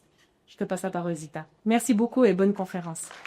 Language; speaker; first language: French; native; French